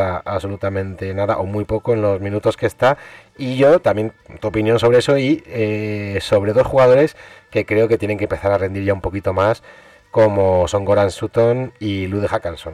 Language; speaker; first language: Spanish; native; Spanish